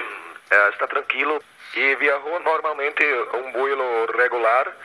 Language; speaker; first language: Spanish; non-native, fluent; Portuguese